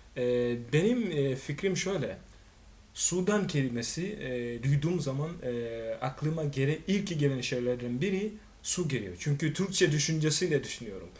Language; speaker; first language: Turkish; non-native, fluent; Swahili